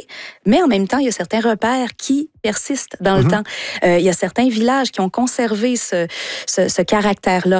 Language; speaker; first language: French; native; French